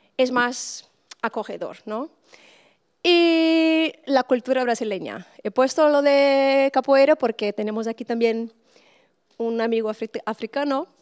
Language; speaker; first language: Spanish; non-native, fluent; Portuguese